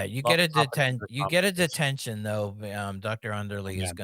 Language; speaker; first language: English; native; English